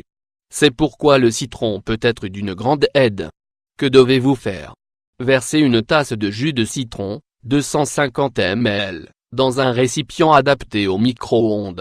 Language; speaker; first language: French; native; French